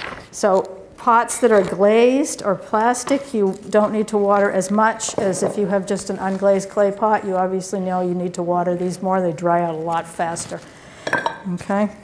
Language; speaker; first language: English; native; English